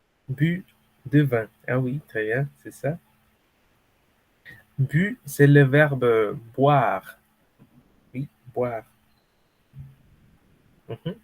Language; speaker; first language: French; non-native, fluent; Spanish